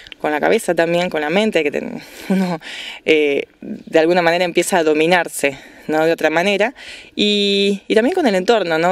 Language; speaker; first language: Spanish; native; Spanish